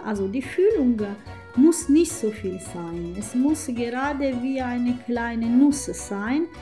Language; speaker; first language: German; non-native, fluent; Italian